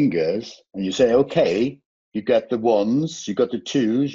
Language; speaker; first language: English; non-native, fluent; Faroese